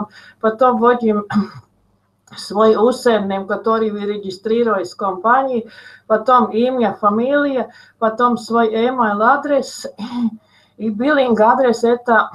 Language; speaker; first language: Russian; non-native, local second language; Latvian